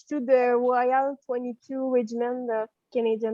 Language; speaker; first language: English; non-native, learner; French